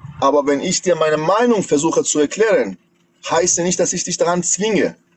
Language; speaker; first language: German; non-native, fluent; Persian